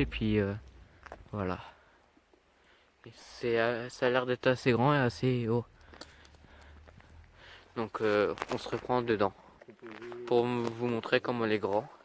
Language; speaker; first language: French; native; French